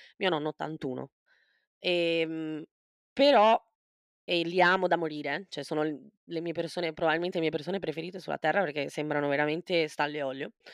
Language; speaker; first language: Italian; native; Italian